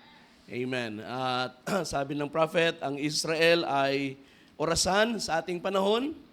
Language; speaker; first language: Filipino; native; Filipino